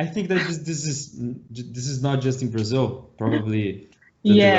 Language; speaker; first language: English; non-native, learner; Portuguese